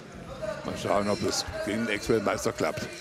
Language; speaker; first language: German; native; German